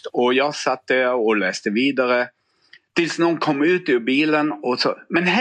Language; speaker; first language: Swedish; non-native, fluent; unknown